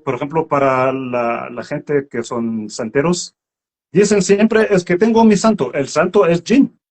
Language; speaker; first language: Spanish; non-native, learner; Arabic